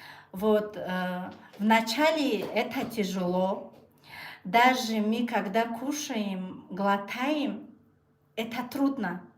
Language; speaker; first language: Russian; non-native, learner; Tajik